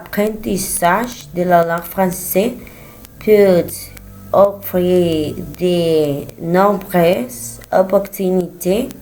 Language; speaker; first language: French; non-native, learner; Spanish